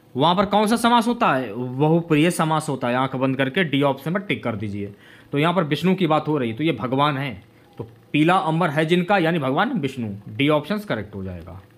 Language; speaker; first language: Hindi; native; Hindi